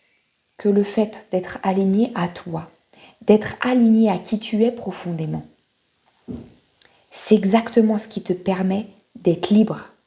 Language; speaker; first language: French; native; French